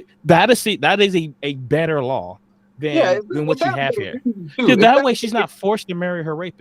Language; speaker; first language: English; native; English